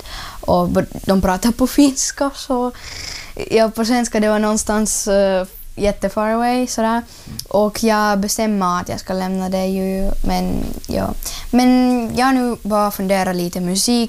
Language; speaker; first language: Swedish; non-native, learner; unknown